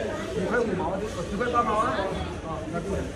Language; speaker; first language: Chinese; non-native, learner; Kinyarwanda